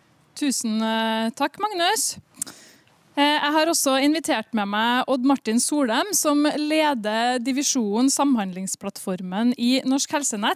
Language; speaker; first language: Norwegian; native; Norwegian